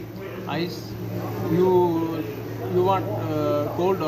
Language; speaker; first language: English; non-native, learner; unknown